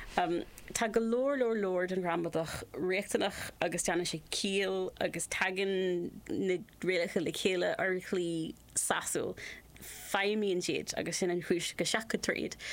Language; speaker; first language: Irish; non-native, local second language; English